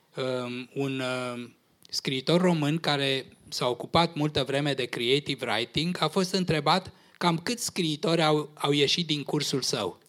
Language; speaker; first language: Romanian; native; Romanian